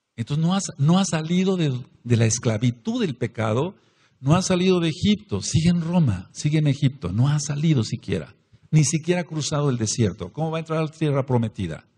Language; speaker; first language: Spanish; native; Spanish